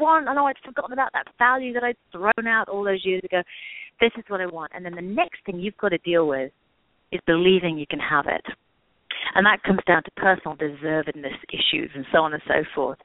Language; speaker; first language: English; native; English